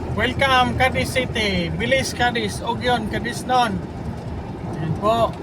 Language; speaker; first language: Filipino; non-native, local second language; Hiligaynon